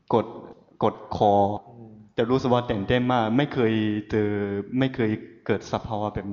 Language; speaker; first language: Thai; non-native, fluent; Chinese